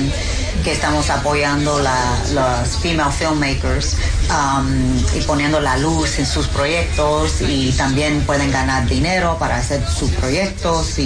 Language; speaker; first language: Spanish; early bilingual, heritage; English